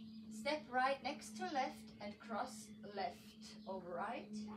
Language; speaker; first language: English; non-native, fluent; German